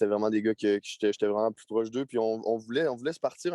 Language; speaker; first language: French; native; French